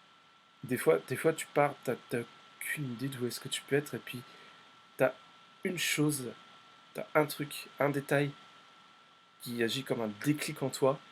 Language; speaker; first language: French; native; French